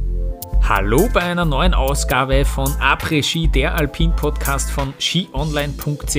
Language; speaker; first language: German; native; German